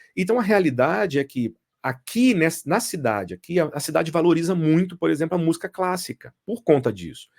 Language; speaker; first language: Portuguese; native; Portuguese